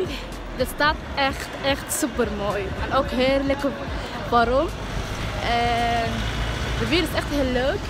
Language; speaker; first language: Dutch; non-native, learner; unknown